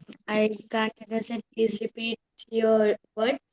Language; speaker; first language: English; non-native, learner; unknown